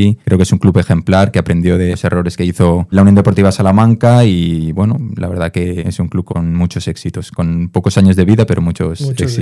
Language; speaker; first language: Spanish; native; Spanish